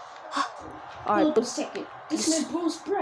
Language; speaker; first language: English; native; English